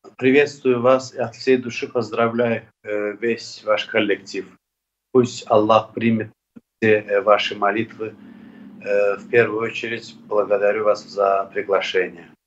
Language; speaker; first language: Russian; non-native, local second language; Azerbaijani